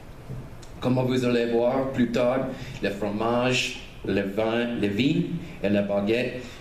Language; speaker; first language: French; non-native, learner; English